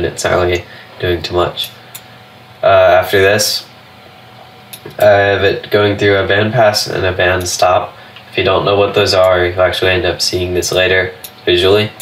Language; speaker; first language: English; native; English